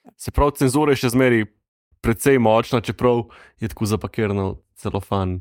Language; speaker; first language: Slovenian; native; Slovenian